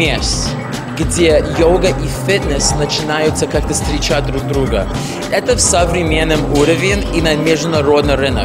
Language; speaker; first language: Russian; non-native, fluent; English